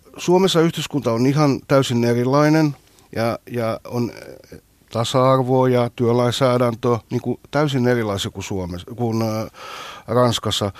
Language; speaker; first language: Finnish; non-native, fluent; Greek